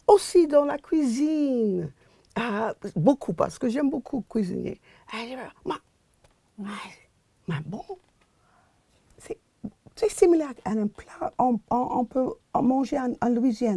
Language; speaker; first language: French; non-native, fluent; English